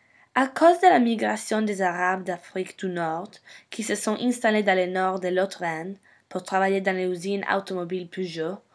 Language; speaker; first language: French; non-native, learner; English